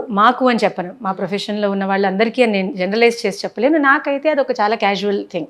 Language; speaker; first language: Telugu; non-native, local second language; Tamil